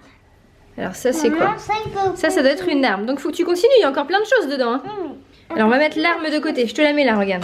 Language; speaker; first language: French; native; French